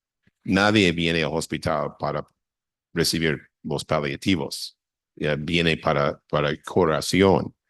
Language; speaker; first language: Spanish; non-native, fluent; English